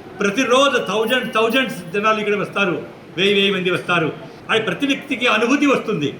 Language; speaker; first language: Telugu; non-native, fluent; Marathi